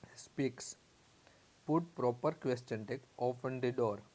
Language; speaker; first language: English; non-native, local second language; Gujarati